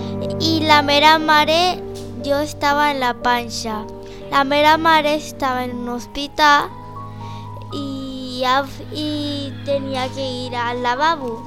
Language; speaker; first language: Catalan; non-native, learner; Spanish